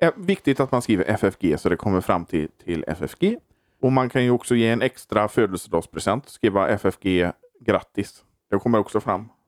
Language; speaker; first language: Swedish; native; Swedish